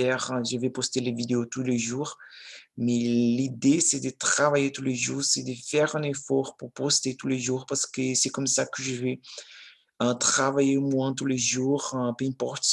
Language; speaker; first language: French; non-native, learner; Portuguese